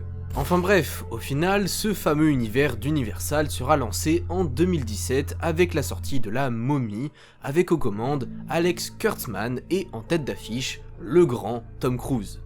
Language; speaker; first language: French; native; French